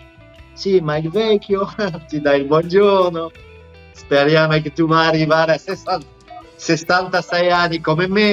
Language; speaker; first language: Italian; non-native, fluent; French